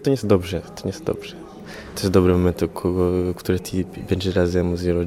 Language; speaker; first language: Polish; non-native, learner; Kinyarwanda